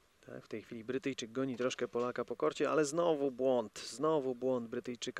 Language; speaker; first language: Polish; native; Polish